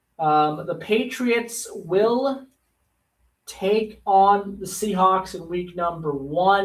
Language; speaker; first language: English; native; English